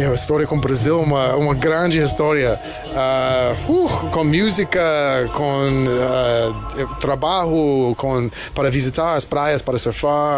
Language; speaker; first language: Portuguese; non-native, learner; English